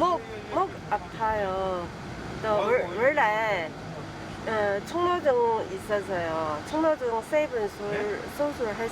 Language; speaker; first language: Korean; non-native, learner; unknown